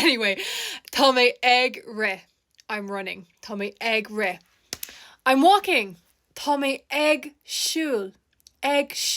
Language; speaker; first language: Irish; non-native, local second language; English